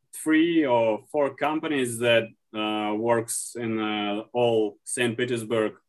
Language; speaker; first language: English; non-native, learner; Russian